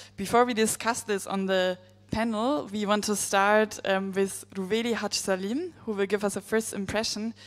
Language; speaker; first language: English; non-native, fluent; German